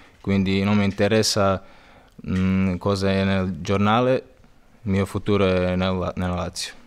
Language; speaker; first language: Italian; non-native, learner; Croatian